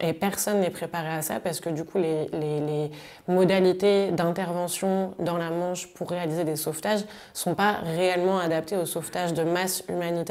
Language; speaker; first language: French; native; French